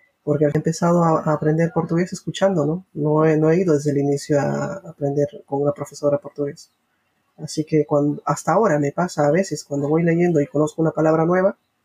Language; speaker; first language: Spanish; native; Spanish